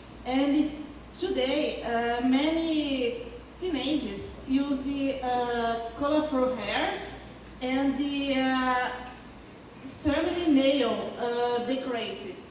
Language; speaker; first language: English; non-native, learner; Portuguese